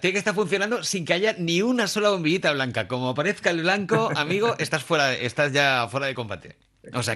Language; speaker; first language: Spanish; native; Spanish